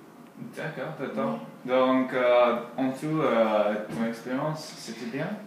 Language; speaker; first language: French; non-native, learner; English